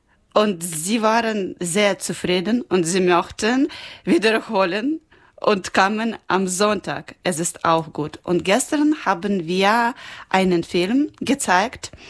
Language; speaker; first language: German; non-native, learner; Ukrainian